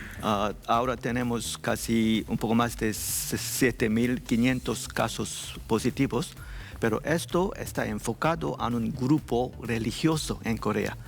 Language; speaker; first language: Spanish; non-native, learner; Korean